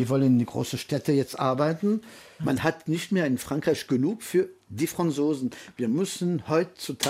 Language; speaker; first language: German; non-native, fluent; French